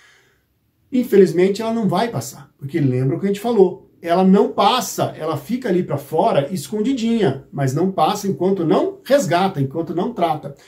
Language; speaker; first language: Portuguese; native; Portuguese